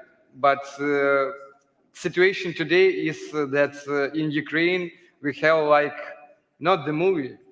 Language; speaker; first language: English; non-native, learner; Ukrainian